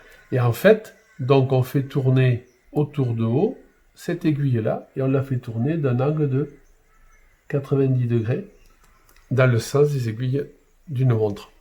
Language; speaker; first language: French; native; French